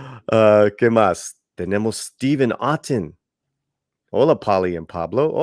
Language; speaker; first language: Spanish; early bilingual, heritage; English